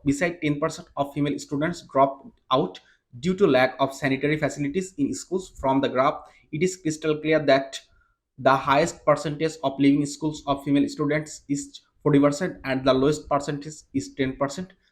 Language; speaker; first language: English; non-native, local second language; Bangla